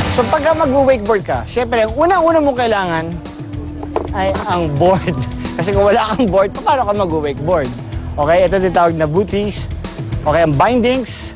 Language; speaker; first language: Filipino; native; Filipino